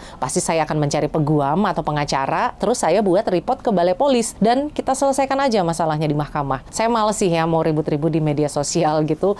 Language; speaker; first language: Indonesian; native; Indonesian